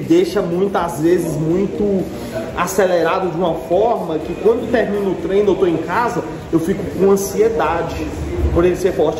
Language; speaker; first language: Portuguese; native; Portuguese